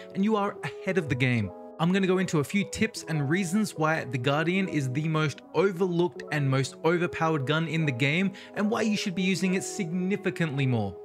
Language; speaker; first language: English; native; English